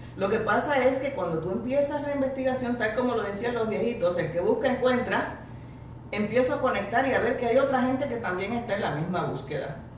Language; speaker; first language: Spanish; native; Spanish